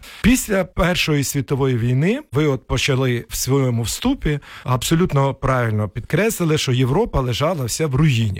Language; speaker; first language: Ukrainian; native; Ukrainian